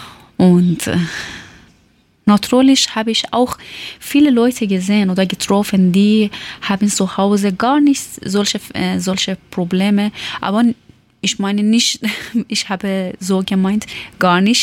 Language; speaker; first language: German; non-native, learner; Persian